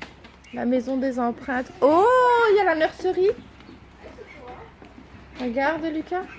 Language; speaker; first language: French; native; French